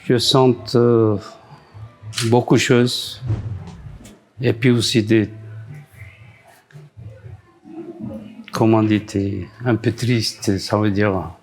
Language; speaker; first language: French; non-native, learner; Turkish